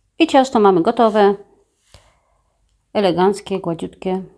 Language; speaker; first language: Polish; native; Polish